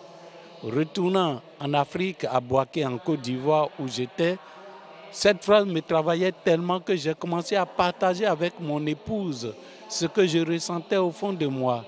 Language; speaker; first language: French; non-native, local second language; Fon